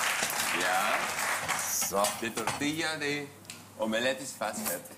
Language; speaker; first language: German; non-native, fluent; Spanish